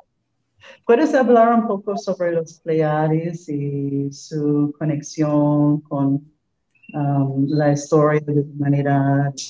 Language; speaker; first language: Spanish; non-native, learner; English